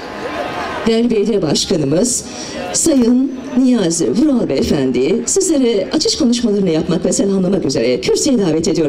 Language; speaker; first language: Turkish; native; Turkish